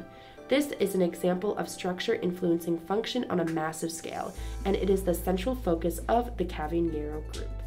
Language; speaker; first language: English; native; English